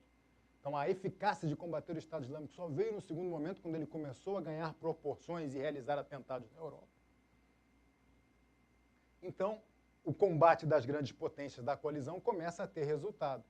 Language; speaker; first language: Portuguese; native; Portuguese